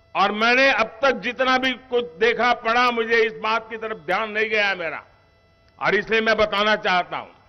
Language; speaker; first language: Hindi; non-native, local second language; Gujarati